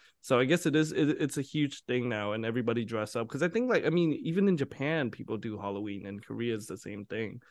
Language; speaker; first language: English; early bilingual, other home language; Vietnamese